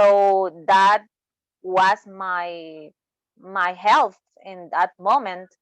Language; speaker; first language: English; non-native, learner; Spanish